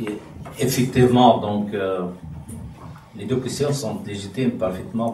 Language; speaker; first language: French; non-native, fluent; Arabic